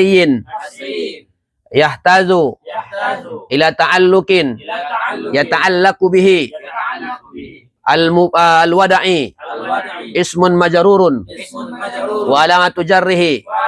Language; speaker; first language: Arabic; non-native, fluent; Indonesian